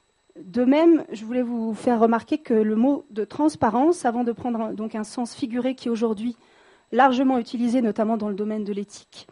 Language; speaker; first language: French; native; French